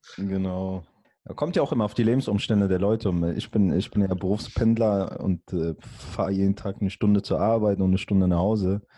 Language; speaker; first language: German; early bilingual, other home language; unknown